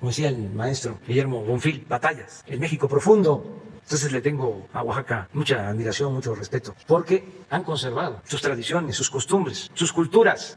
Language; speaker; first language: Spanish; native; Spanish